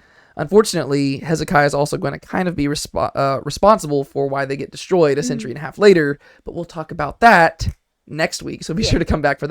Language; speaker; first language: English; native; English